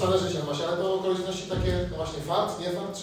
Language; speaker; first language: Polish; native; Polish